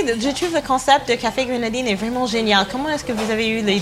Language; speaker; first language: French; non-native, fluent; English